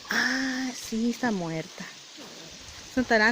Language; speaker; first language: Spanish; native; Spanish